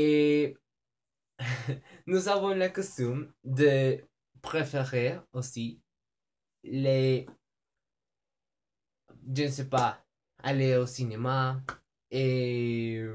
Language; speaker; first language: French; non-native, learner; Spanish